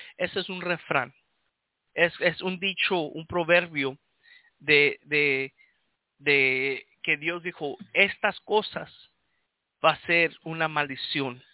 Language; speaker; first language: Spanish; early bilingual, heritage; Spanish